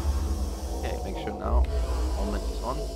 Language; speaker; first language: English; native; English